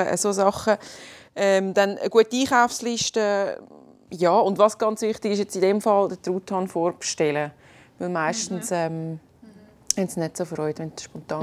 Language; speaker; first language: German; native; German